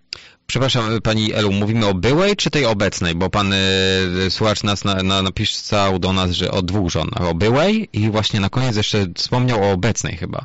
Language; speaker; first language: Polish; native; Polish